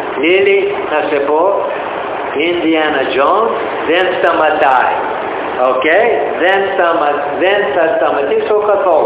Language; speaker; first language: Greek; early bilingual, heritage; Greek